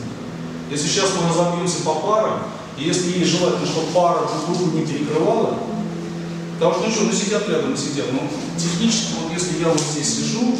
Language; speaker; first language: Russian; native; Russian